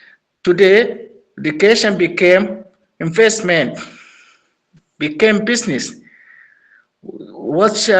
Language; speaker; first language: English; non-native, learner; Arabic